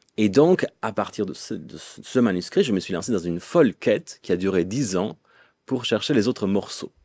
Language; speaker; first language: French; non-native, fluent; Italian